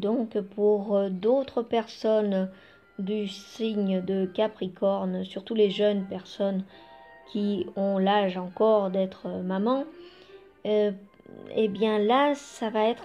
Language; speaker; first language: French; non-native, fluent; Spanish